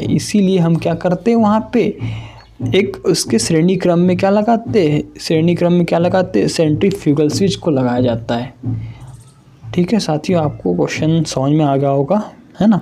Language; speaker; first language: Hindi; native; Hindi